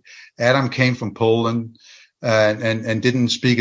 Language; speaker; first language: English; non-native, fluent; Danish